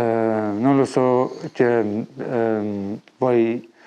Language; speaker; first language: Italian; non-native, learner; Persian